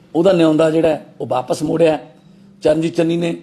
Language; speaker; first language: Hindi; non-native, local second language; Punjabi